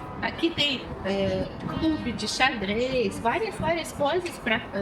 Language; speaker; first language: Portuguese; non-native, fluent; Russian